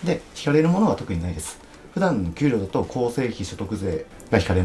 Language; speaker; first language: Japanese; native; Japanese